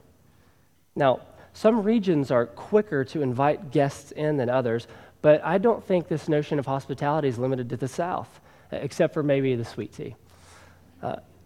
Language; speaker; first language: English; native; English